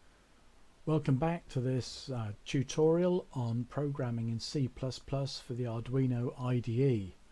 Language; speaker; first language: English; native; English